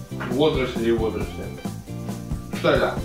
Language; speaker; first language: Russian; native; Russian